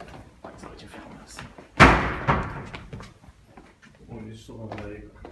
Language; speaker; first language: French; early bilingual, other home language; Japanese